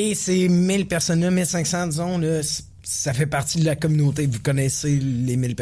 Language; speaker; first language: French; native; French